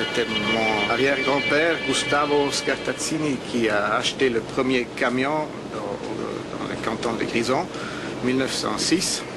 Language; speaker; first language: French; non-native, local second language; Italian